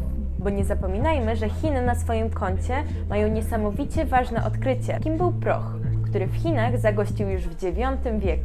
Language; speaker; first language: Polish; native; Polish